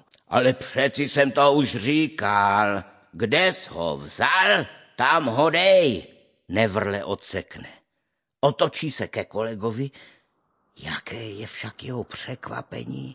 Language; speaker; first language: Czech; native; Czech